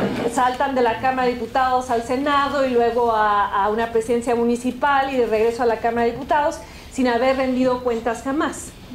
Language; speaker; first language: Spanish; native; Spanish